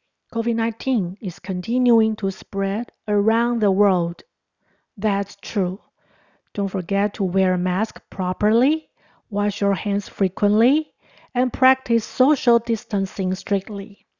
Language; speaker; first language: English; non-native, fluent; Chinese